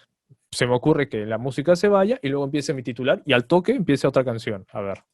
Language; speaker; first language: Spanish; native; Spanish